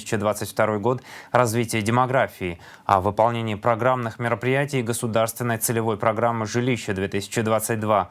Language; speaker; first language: Russian; native; Russian